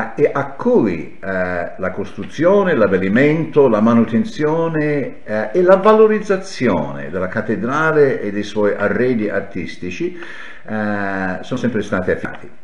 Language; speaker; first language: Italian; non-native, fluent; English